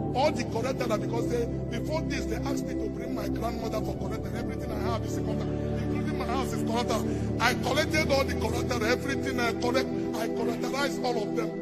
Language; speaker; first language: English; non-native, local second language; Igbo